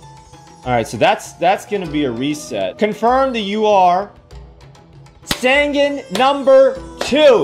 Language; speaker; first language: English; native; English